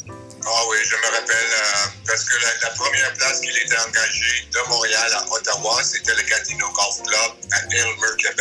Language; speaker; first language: French; early bilingual, other home language; English